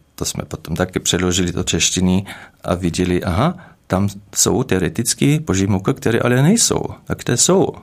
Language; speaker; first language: Czech; non-native, fluent; German